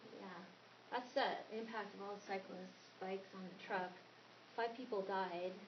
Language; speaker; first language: English; native; English